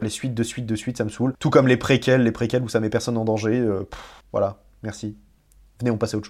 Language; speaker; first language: French; native; French